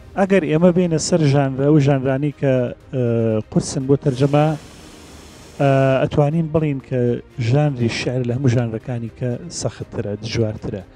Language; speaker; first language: Central Kurdish; native; Central Kurdish